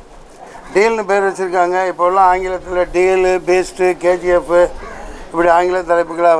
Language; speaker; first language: Tamil; native; Tamil